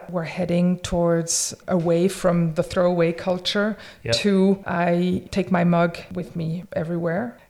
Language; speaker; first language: English; early bilingual, other home language; French